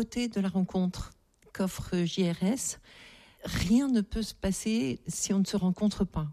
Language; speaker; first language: French; native; French